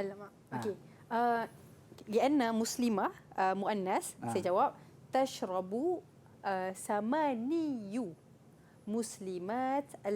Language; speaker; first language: Arabic; non-native, learner; Malay